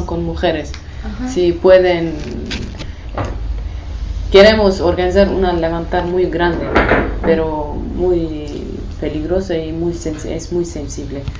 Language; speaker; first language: Spanish; non-native, learner; Kurdish